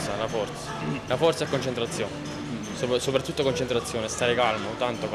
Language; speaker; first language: Italian; native; Italian